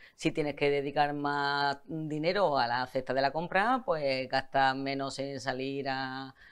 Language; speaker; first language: Spanish; native; Spanish